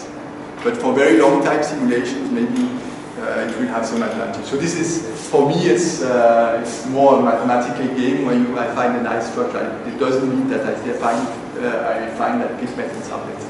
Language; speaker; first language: English; non-native, fluent; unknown